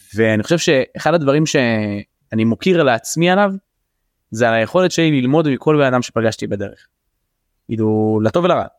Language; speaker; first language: Hebrew; native; Hebrew